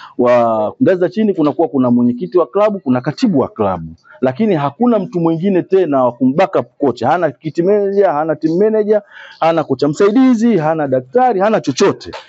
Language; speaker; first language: Swahili; native; Swahili